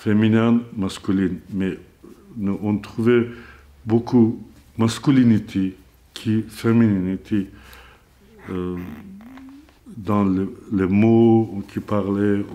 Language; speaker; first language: French; non-native, learner; Azerbaijani